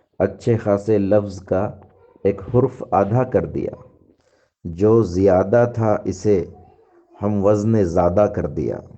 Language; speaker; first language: Urdu; native; Urdu